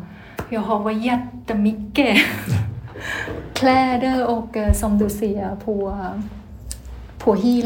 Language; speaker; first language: Swedish; non-native, learner; Thai